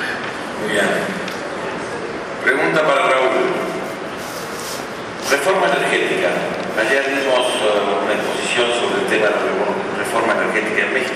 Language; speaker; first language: Spanish; native; Spanish